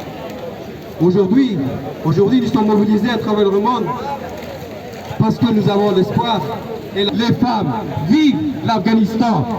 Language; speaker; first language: French; non-native, fluent; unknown